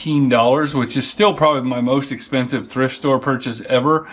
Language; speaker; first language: English; native; English